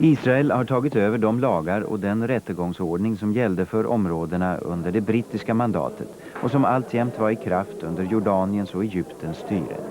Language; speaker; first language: Swedish; native; Swedish